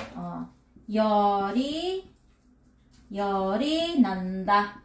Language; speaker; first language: Korean; non-native, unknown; Filipino